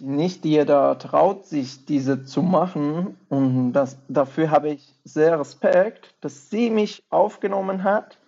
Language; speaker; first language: German; non-native, fluent; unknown